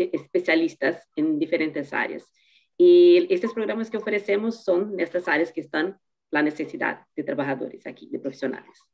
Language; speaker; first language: Spanish; non-native, fluent; Portuguese